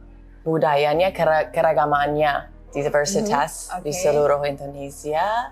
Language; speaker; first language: Indonesian; non-native, fluent; English